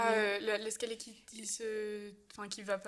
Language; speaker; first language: French; native; French